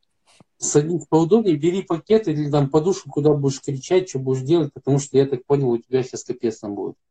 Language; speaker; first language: Russian; native; Russian